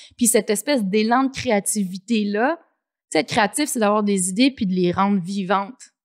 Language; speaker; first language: French; native; French